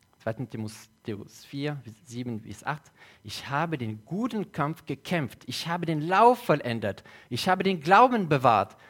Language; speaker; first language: German; non-native, local second language; French